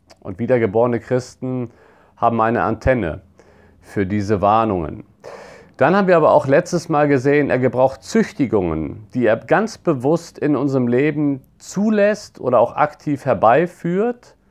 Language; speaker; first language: German; native; German